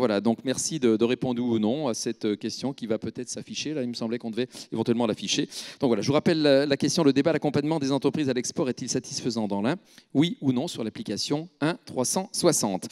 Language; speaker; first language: French; native; French